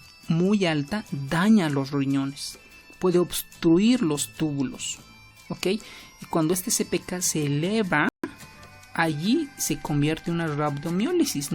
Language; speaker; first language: Spanish; native; Spanish